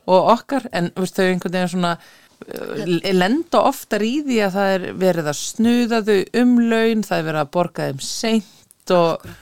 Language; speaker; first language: Icelandic; native; Icelandic